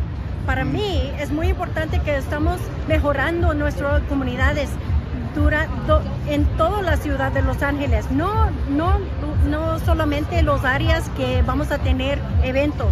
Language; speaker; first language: Spanish; early bilingual, heritage; English